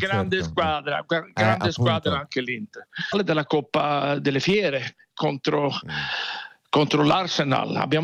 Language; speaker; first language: Italian; non-native, fluent; Swedish